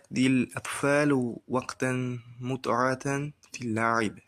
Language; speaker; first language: Arabic; non-native, learner; Uzbek